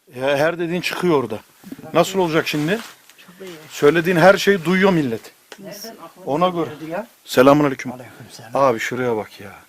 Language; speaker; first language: Turkish; native; Turkish